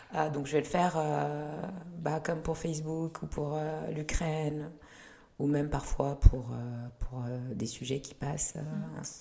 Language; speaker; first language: French; early bilingual, other home language; Kinyarwanda